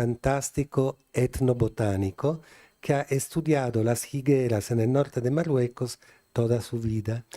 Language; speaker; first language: Spanish; non-native, fluent; Italian